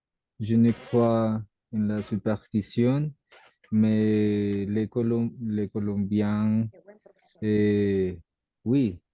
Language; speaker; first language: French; non-native, learner; Spanish